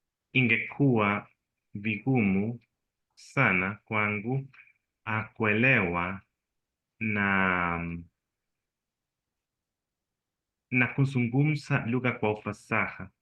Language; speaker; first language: Swahili; non-native, learner; Spanish